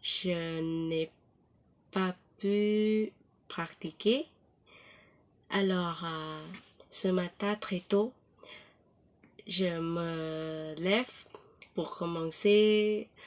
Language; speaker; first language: French; non-native, learner; Thai